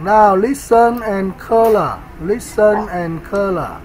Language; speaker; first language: English; non-native, learner; Vietnamese